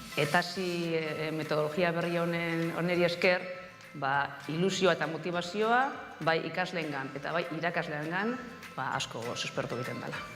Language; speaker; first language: Basque; native; Basque